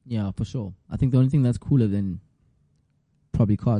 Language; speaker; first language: English; non-native, local second language; Zulu